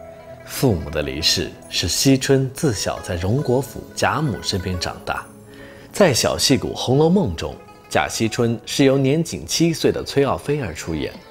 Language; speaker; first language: Chinese; native; Chinese